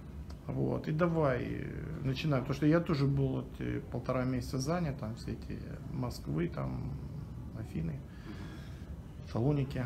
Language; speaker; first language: Russian; native; Russian